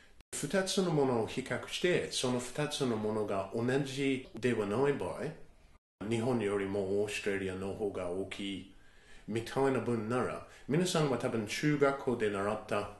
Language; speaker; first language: Japanese; non-native, fluent; English